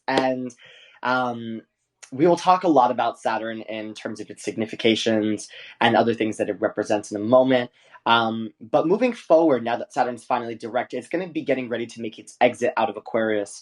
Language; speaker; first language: English; native; English